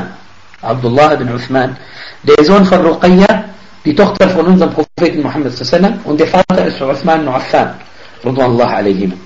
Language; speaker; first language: German; non-native, fluent; Arabic